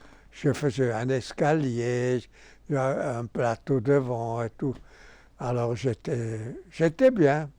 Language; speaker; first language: French; non-native, local second language; German